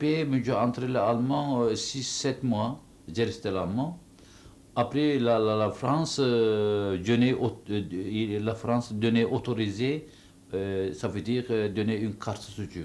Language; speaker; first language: French; non-native, local second language; Turkish